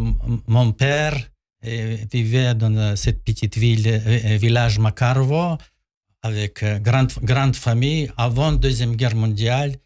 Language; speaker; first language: French; non-native, learner; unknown